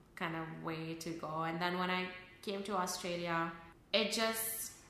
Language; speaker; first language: English; early bilingual, other home language; Urdu